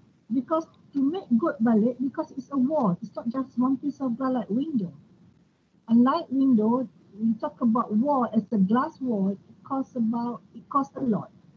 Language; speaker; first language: English; non-native, local second language; Malay